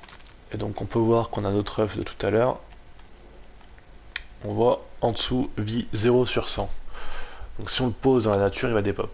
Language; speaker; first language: French; native; French